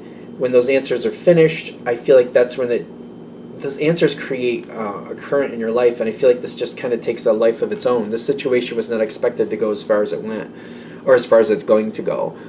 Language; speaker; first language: English; native; English